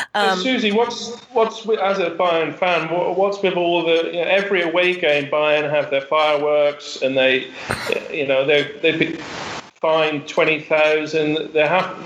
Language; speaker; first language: English; native; English